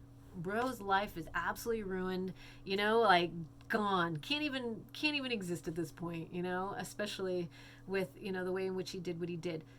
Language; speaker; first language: English; native; English